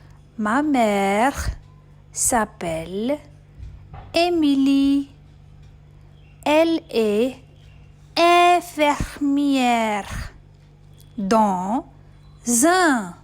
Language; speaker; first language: French; non-native, fluent; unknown